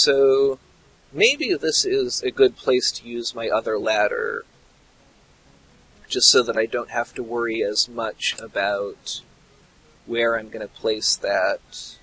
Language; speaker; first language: English; native; English